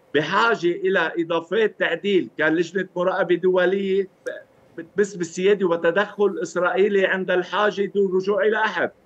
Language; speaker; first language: Arabic; native; Arabic